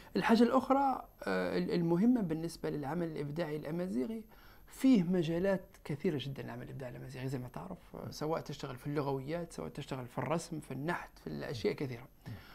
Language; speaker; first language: Arabic; non-native, local second language; Berber languages